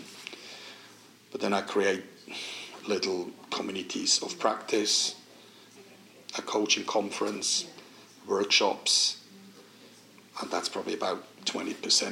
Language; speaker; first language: English; non-native, fluent; Swiss German